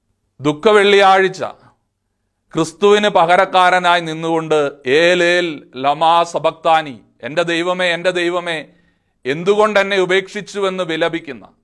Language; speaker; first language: Malayalam; native; Malayalam